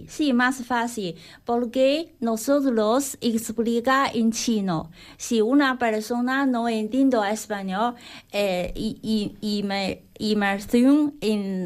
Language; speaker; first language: Spanish; non-native, learner; Chinese